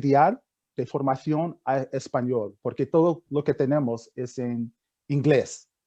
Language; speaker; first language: Spanish; non-native, fluent; English